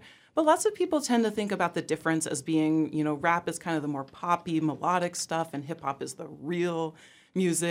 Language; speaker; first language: English; native; English